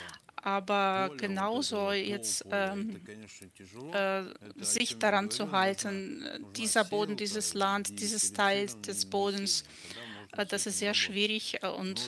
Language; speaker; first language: German; non-native, fluent; Russian